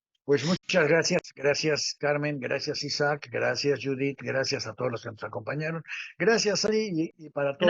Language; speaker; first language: Spanish; native; Spanish